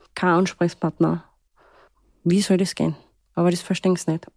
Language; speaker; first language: German; early bilingual, other home language; Turkish